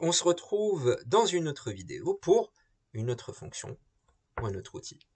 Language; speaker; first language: French; native; French